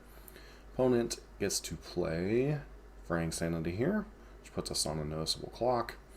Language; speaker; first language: English; native; English